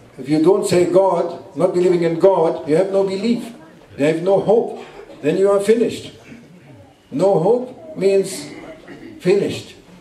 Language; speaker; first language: English; non-native, fluent; German